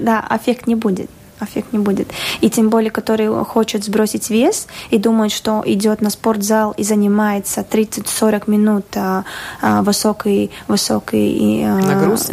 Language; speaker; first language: Russian; non-native, local second language; Latvian